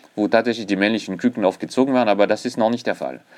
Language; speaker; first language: German; non-native, fluent; French